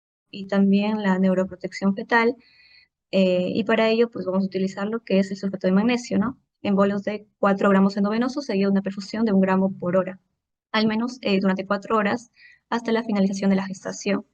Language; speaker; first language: Spanish; native; Spanish